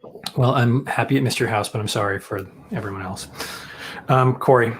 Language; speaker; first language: English; native; English